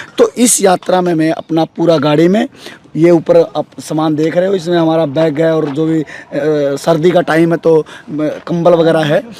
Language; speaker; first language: Hindi; native; Hindi